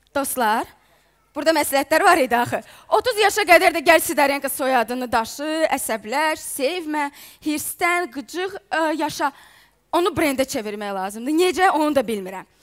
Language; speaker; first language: Azerbaijani; non-native, fluent; Ukrainian